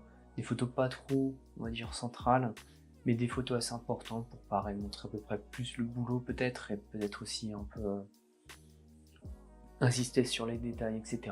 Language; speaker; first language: French; native; French